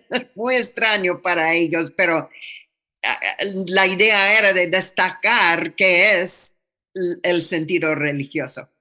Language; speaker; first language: Spanish; non-native, fluent; English